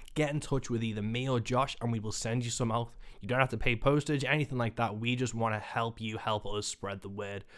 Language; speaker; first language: English; native; English